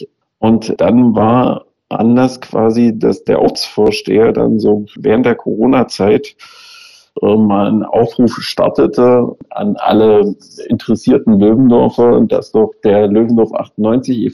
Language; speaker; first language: German; native; German